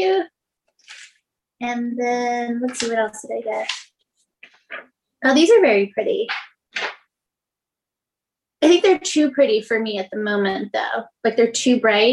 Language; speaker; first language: English; native; English